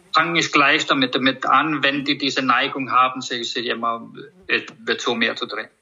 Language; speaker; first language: German; non-native, fluent; Icelandic